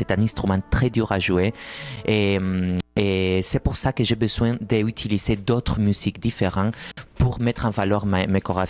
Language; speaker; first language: French; non-native, fluent; Spanish